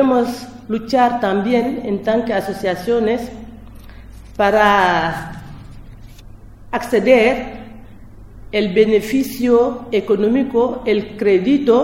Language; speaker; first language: Spanish; non-native, learner; French